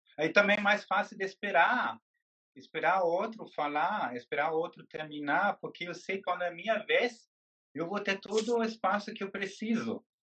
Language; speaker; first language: Portuguese; non-native, fluent; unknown